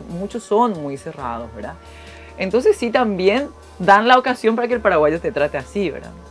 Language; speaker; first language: Spanish; early bilingual, other home language; Korean